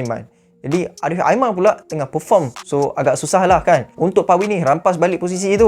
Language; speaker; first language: Malay; native; Malay